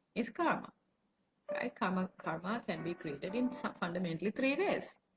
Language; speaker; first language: English; non-native, local second language; Sinhala